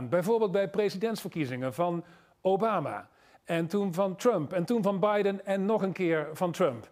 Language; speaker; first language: Dutch; native; Dutch